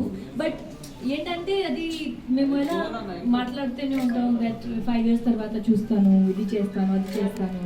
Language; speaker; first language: Telugu; non-native, local second language; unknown